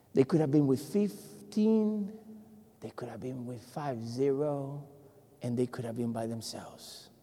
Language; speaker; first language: English; non-native, fluent; Spanish